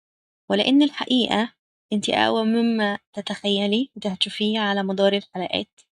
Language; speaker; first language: Arabic; native; Arabic